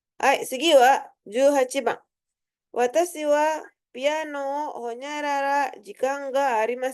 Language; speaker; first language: Japanese; non-native, fluent; Indonesian